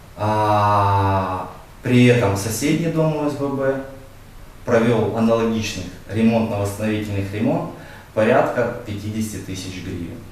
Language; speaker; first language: Russian; native; Russian